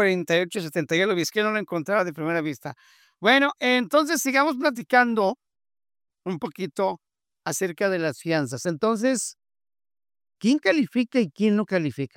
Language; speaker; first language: Spanish; native; Spanish